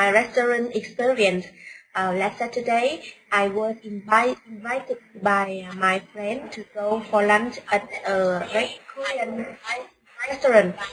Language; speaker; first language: English; non-native, learner; Vietnamese